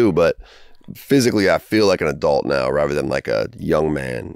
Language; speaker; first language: English; native; English